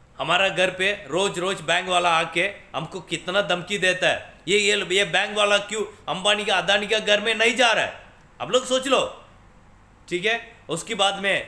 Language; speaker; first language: Hindi; non-native, local second language; Tamil